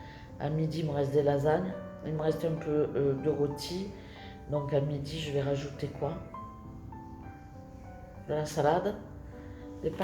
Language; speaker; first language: French; native; French